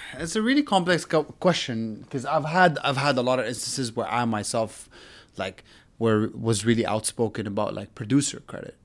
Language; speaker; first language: English; non-native, fluent; Arabic